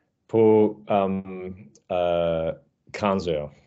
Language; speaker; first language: French; non-native, learner; English